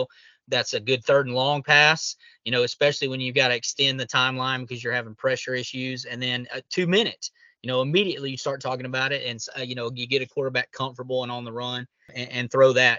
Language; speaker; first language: English; native; English